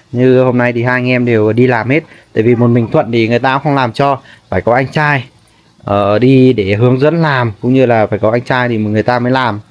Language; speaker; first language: Vietnamese; non-native, local second language; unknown